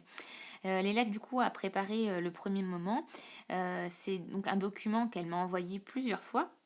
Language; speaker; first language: French; native; French